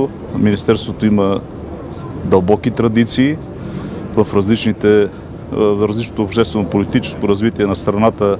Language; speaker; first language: Bulgarian; native; Bulgarian